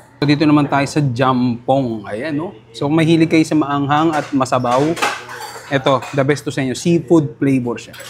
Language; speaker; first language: Filipino; native; Filipino